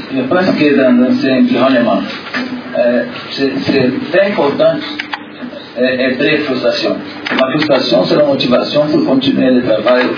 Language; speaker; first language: French; non-native, learner; Portuguese